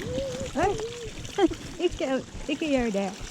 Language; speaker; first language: Norwegian; non-native, learner; Filipino